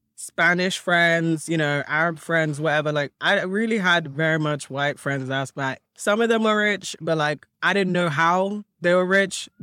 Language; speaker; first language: English; early bilingual, other home language; Akan